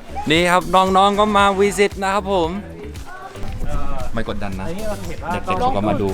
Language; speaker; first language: Thai; non-native, fluent; English